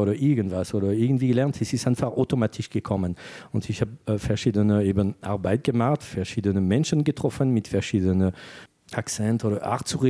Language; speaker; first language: German; non-native, fluent; French